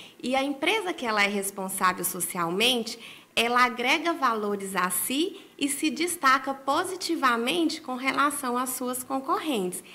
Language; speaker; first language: Portuguese; native; Portuguese